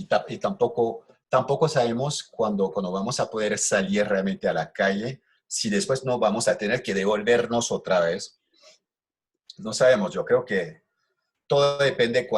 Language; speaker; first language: Spanish; non-native, fluent; French